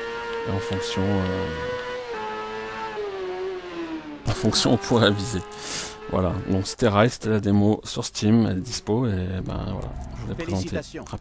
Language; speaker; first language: French; native; French